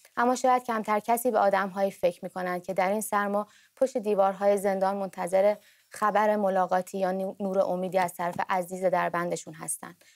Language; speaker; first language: Persian; native; Persian